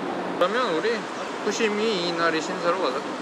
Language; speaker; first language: Korean; native; Korean